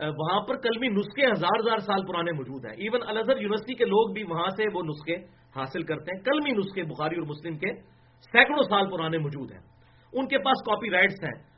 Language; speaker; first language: Urdu; non-native, local second language; Punjabi